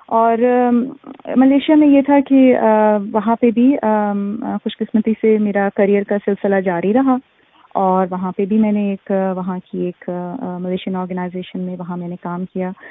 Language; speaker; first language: Urdu; native; Urdu